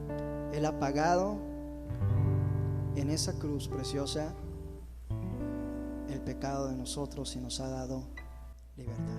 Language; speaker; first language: Spanish; native; Spanish